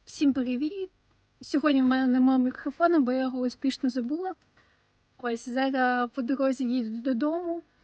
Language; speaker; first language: Ukrainian; native; Ukrainian